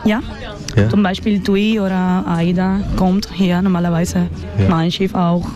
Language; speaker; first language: German; non-native, learner; Spanish